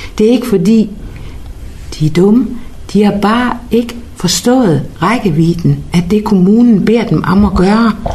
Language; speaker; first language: Danish; native; Danish